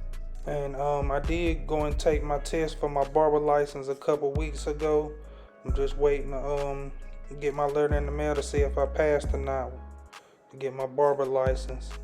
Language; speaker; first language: English; native; English